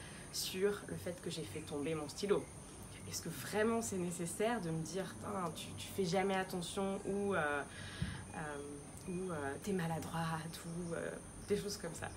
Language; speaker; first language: French; native; French